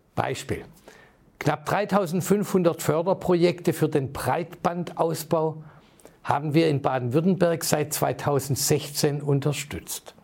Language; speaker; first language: German; native; German